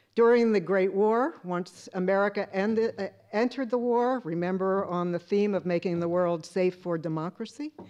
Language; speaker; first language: English; native; English